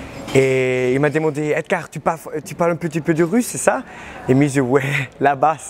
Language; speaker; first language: French; non-native, learner; German